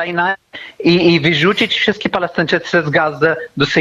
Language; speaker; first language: Polish; non-native, fluent; Arabic